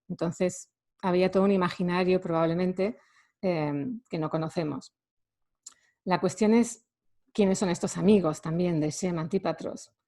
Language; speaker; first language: Spanish; native; Spanish